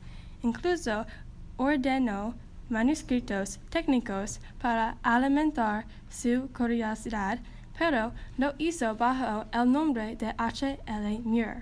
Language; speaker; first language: Spanish; non-native, learner; English